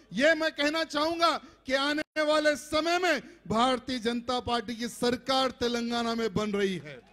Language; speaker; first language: Hindi; native; Hindi